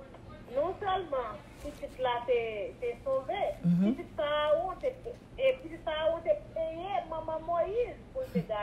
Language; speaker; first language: French; non-native, local second language; Haitian Creole